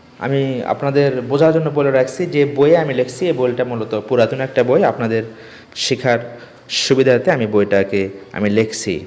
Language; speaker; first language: Bangla; native; Bangla